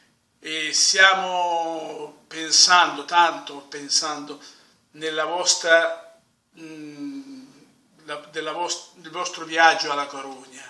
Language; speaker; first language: Italian; non-native, fluent; Spanish